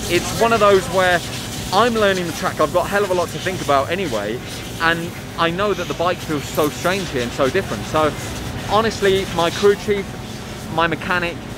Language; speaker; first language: English; native; English